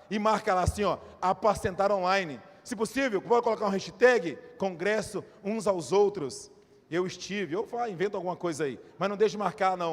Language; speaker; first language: Portuguese; native; Portuguese